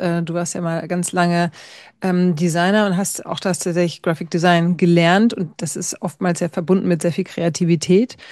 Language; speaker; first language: German; native; German